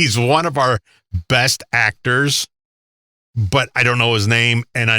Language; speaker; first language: English; native; English